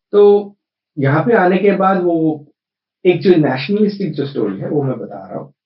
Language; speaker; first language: Hindi; non-native, local second language; Bangla